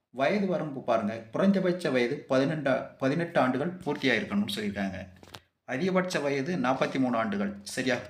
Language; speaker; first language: Tamil; native; Tamil